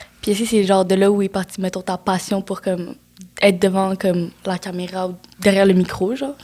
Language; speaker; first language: French; native; French